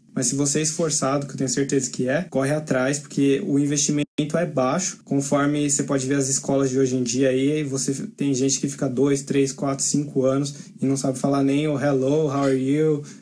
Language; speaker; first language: Portuguese; native; Portuguese